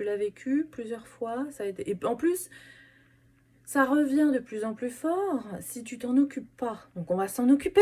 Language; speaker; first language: French; native; French